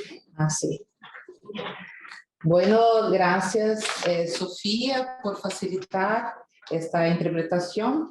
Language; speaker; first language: Spanish; non-native, learner; Portuguese